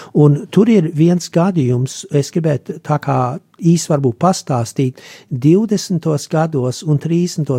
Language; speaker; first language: Latvian; early bilingual, heritage; Latvian